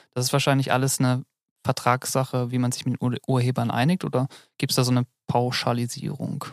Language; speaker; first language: German; native; German